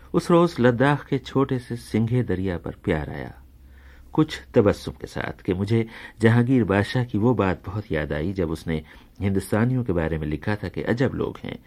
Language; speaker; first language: Urdu; native; Urdu